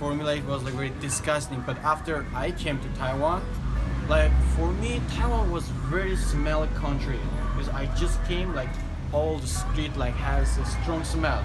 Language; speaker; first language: English; non-native, fluent; Turkish